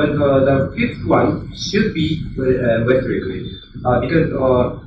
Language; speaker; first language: English; non-native, learner; Japanese